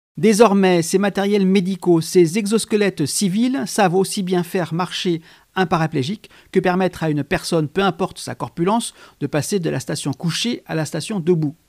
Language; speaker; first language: French; native; French